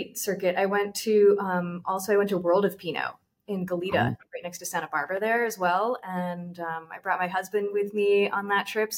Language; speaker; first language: English; native; English